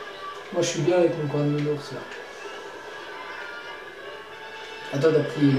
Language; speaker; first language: French; native; French